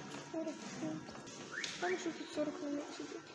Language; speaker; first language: Russian; native; Russian